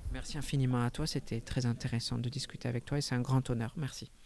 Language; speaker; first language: French; native; French